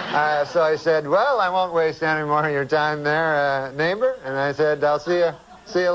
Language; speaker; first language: English; native; English